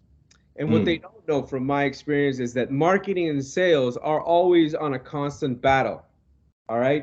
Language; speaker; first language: English; non-native, local second language; Spanish